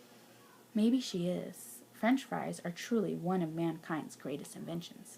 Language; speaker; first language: English; native; English